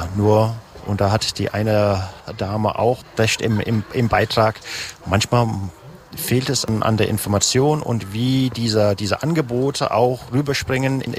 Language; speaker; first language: German; native; German